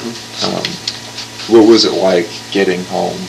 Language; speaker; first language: English; native; English